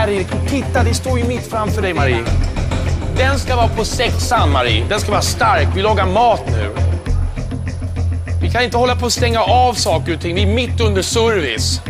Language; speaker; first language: Swedish; native; Swedish